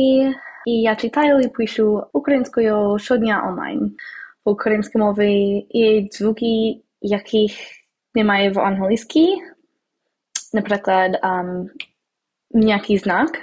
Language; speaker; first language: Ukrainian; non-native, learner; English